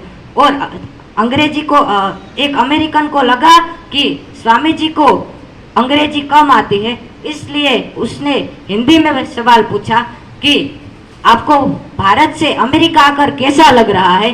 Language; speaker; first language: Hindi; non-native, local second language; Gujarati